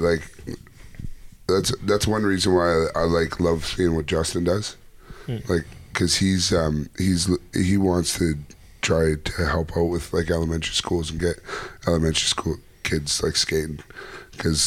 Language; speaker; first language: English; native; English